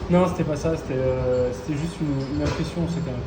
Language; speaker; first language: French; native; French